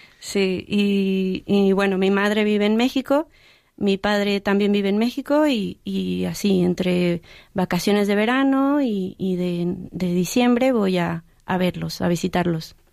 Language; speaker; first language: Spanish; early bilingual, heritage; Spanish